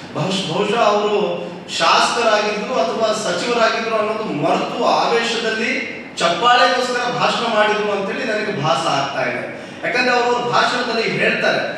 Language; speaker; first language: Kannada; non-native, local second language; Lambadi